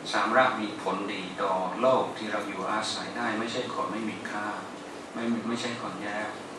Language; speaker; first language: Thai; non-native, fluent; English